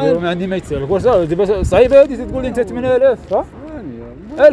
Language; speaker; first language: Arabic; native; Arabic